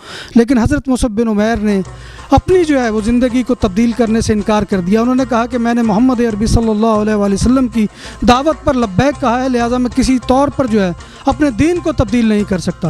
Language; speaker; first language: Urdu; native; Urdu